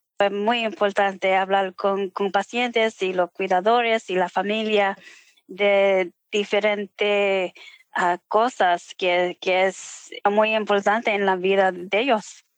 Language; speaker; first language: Spanish; early bilingual, heritage; Spanish